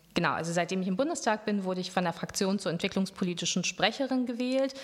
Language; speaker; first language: German; native; German